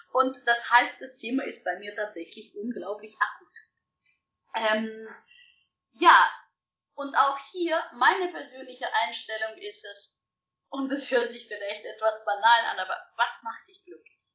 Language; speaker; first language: German; non-native, fluent; Russian